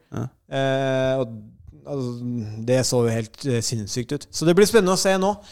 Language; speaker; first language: Norwegian; native; Norwegian